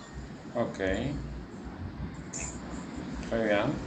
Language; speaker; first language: French; non-native, fluent; Spanish